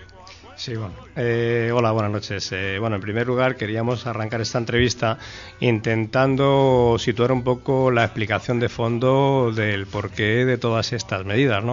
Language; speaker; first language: Spanish; native; Spanish